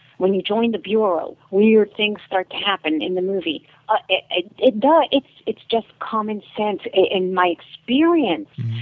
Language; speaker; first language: English; native; English